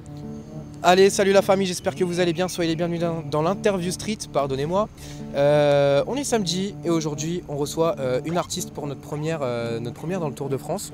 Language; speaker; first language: French; native; French